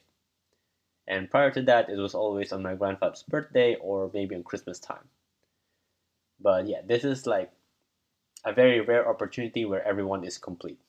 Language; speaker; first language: English; non-native, local second language; Cebuano